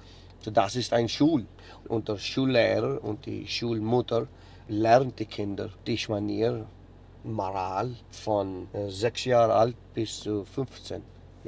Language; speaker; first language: German; early bilingual, heritage; English